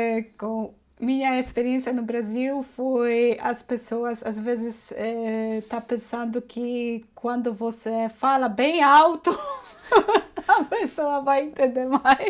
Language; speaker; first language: Portuguese; non-native, fluent; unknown